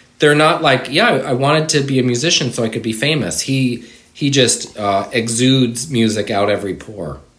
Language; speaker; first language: English; native; English